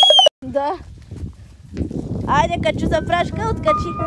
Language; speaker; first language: Bulgarian; native; Bulgarian